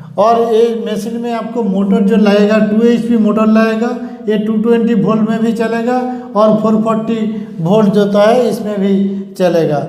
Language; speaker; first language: Hindi; non-native, local second language; Bangla